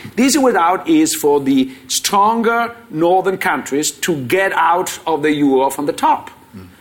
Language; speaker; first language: English; non-native, fluent; Italian